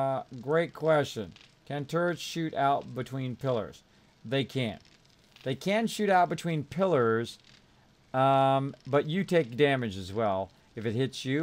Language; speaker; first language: English; native; English